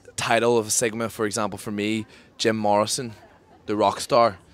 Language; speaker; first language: English; native; English